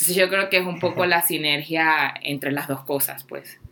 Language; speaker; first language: Spanish; native; Spanish